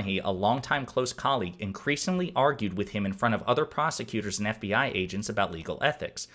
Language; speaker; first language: English; native; English